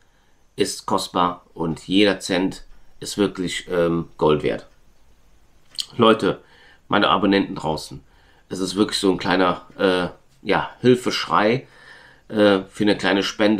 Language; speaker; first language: German; native; German